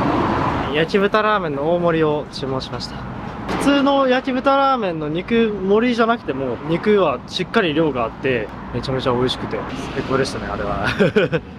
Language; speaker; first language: Japanese; native; Japanese